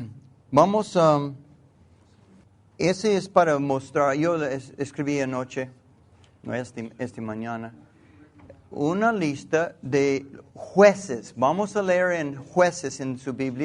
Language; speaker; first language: Spanish; non-native, learner; English